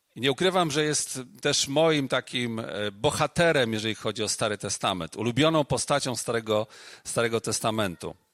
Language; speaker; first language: Polish; native; Polish